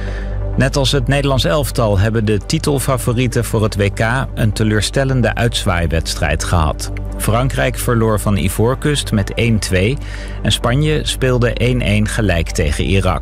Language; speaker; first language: Dutch; native; Dutch